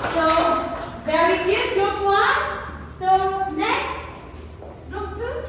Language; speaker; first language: English; non-native, local second language; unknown